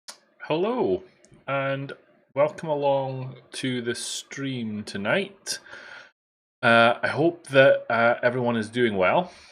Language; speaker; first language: English; native; English